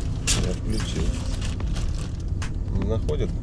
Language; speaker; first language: Russian; non-native, local second language; Kyrgyz